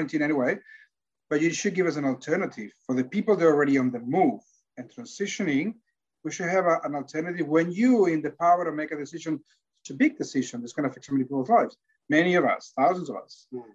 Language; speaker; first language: English; non-native, fluent; Spanish